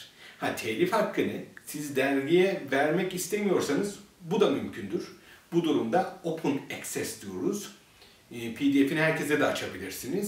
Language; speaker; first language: Turkish; native; Turkish